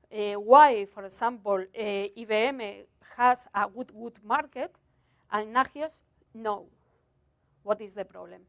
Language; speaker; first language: English; non-native, learner; Spanish